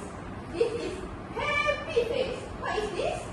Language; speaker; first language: English; non-native, learner; Malay